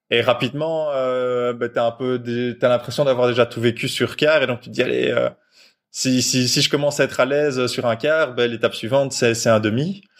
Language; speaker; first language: French; native; French